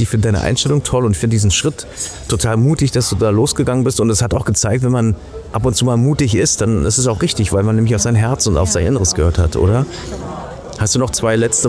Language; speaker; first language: German; native; German